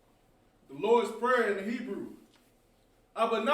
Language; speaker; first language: English; native; English